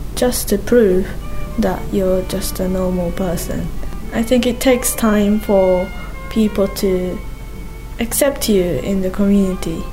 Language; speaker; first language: English; non-native, fluent; Japanese